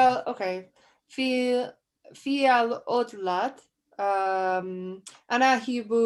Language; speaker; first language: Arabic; non-native, learner; English